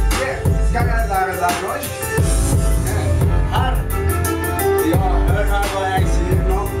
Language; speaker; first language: Norwegian; non-native, local second language; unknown